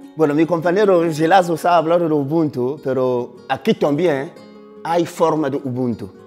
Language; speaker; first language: Spanish; non-native, fluent; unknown